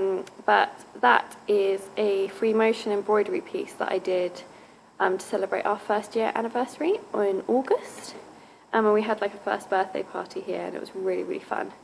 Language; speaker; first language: English; native; English